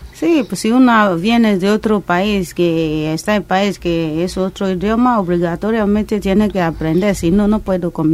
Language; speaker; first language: Spanish; non-native, learner; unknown